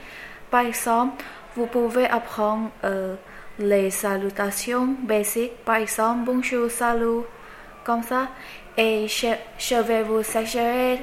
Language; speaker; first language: French; non-native, learner; Chinese